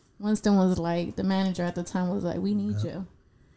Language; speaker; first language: English; non-native, fluent; Spanish